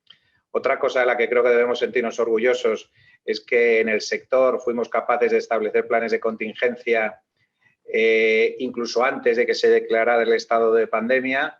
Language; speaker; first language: Spanish; native; Spanish